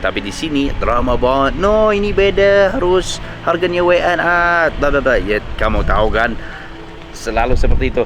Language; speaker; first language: Indonesian; non-native, learner; English